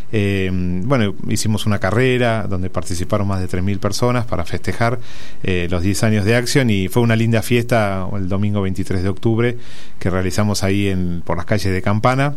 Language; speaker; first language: Spanish; native; Spanish